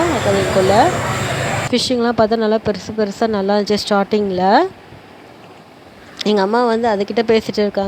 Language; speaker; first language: Tamil; native; Tamil